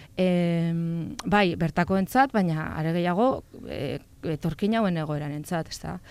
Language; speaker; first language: Basque; non-native, local second language; Spanish